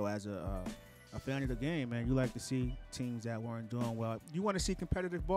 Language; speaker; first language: English; native; English